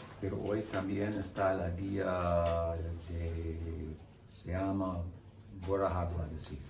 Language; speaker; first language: Spanish; non-native, learner; English